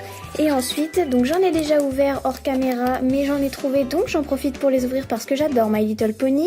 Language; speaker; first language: French; native; French